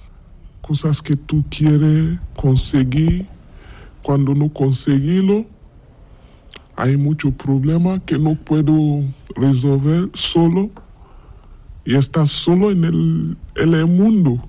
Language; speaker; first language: Spanish; non-native, learner; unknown